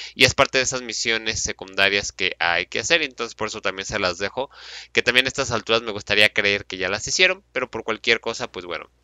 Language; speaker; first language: Spanish; native; Spanish